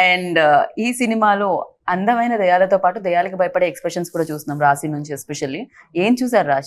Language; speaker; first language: Telugu; native; Telugu